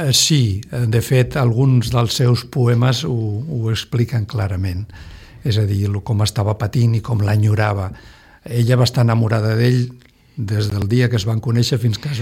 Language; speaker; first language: Catalan; non-native, local second language; Spanish